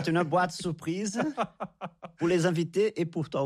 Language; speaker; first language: French; non-native, fluent; Portuguese